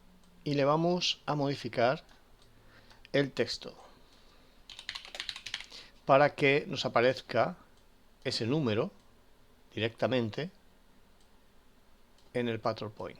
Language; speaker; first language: Spanish; native; Spanish